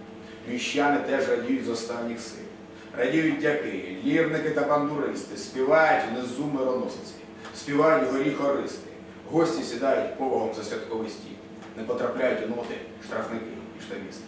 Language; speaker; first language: Ukrainian; native; Ukrainian